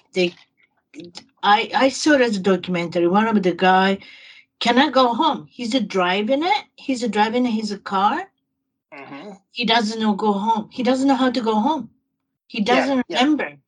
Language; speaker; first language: English; non-native, learner; Japanese